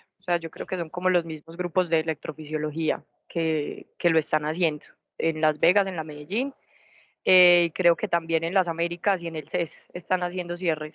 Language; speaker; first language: Spanish; native; Spanish